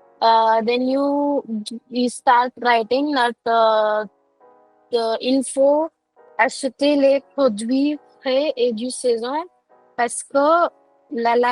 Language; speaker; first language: French; non-native, fluent; Hindi